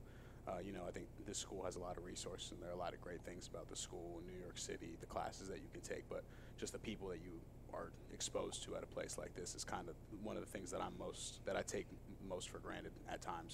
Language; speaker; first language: English; native; English